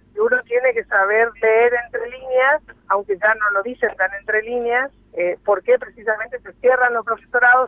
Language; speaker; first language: Spanish; native; Spanish